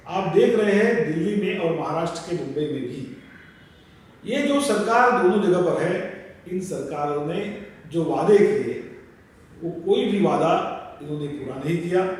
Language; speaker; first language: Hindi; non-native, local second language; Marathi